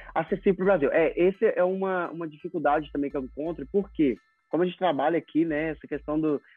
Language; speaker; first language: Portuguese; native; Portuguese